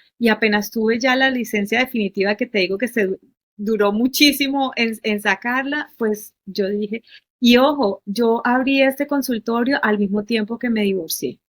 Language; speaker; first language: Spanish; native; Spanish